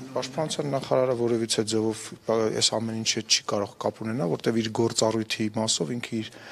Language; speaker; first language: Armenian; native; Armenian